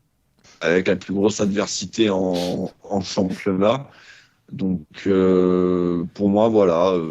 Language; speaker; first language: French; native; French